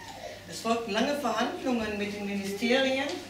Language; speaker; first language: German; native; German